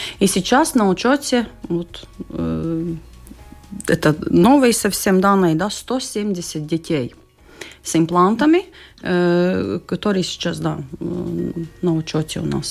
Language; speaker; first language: Russian; non-native, local second language; Latvian